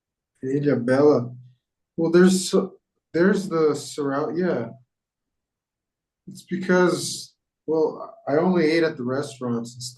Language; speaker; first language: English; non-native, fluent; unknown